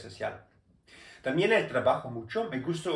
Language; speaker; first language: Spanish; non-native, learner; German